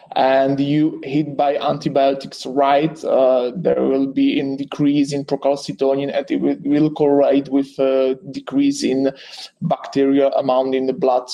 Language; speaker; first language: English; non-native, fluent; Czech